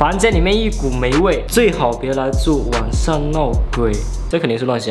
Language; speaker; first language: Chinese; native; Chinese